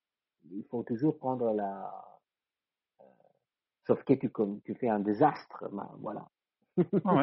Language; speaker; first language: French; non-native, fluent; Italian